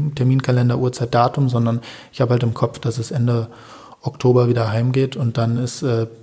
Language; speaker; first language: German; native; German